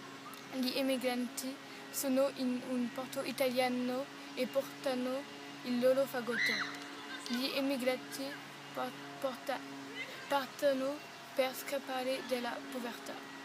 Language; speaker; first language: Italian; non-native, learner; French